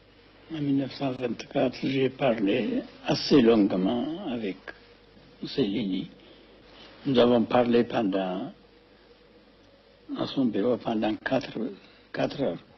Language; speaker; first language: French; non-native, fluent; Amharic